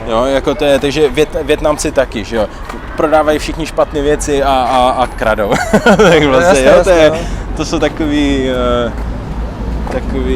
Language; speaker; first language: Czech; non-native, fluent; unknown